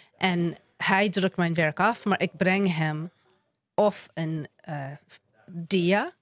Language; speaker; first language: Dutch; non-native, fluent; English